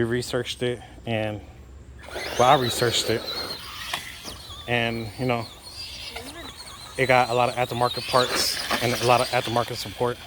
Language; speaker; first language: English; native; English